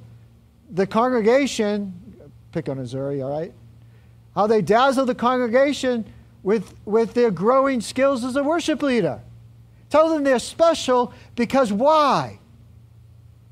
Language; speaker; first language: English; native; English